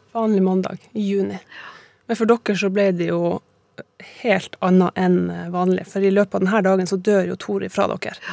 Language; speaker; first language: Norwegian; native; Norwegian